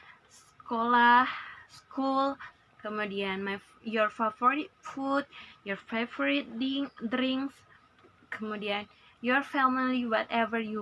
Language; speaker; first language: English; non-native, learner; Indonesian